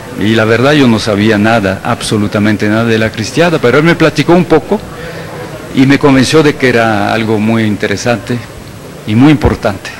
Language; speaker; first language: Spanish; non-native, fluent; French